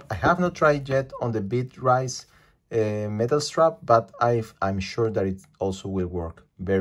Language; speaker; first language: English; non-native, fluent; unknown